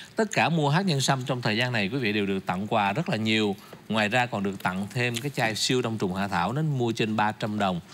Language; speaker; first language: Vietnamese; native; Vietnamese